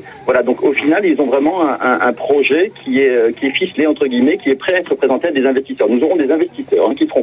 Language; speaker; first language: French; native; French